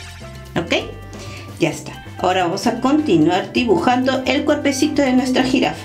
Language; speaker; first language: Spanish; native; Spanish